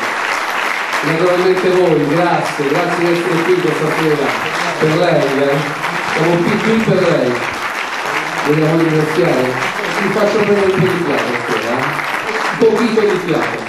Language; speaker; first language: Italian; native; Italian